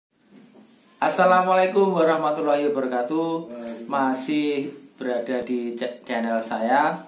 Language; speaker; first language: Indonesian; non-native, local second language; Javanese